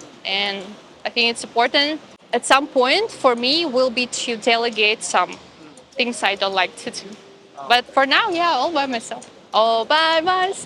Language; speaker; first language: English; non-native, fluent; Russian